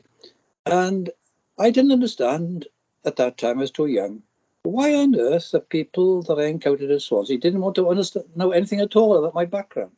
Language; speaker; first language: English; non-native, local second language; Welsh